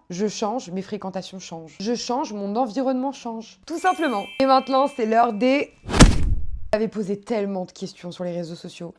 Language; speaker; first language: French; native; French